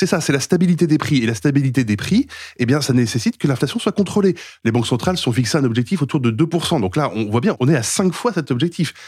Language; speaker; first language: French; native; French